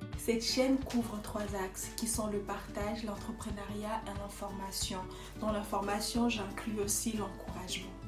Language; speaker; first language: French; non-native, local second language; Lingala